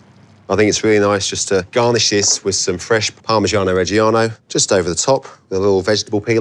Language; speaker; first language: English; native; English